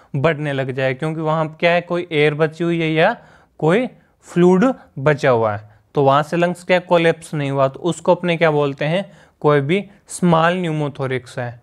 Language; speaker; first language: Hindi; native; Hindi